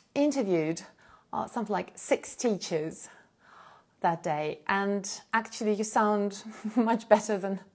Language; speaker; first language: English; non-native, fluent; Russian